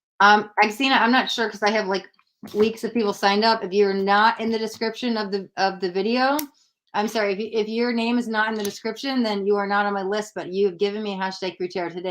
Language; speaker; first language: English; native; English